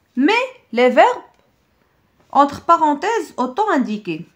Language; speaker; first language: French; non-native, local second language; Arabic